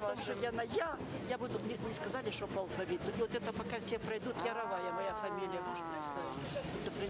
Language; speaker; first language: Russian; native; Russian